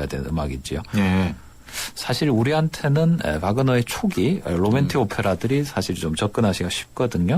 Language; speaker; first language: Korean; native; Korean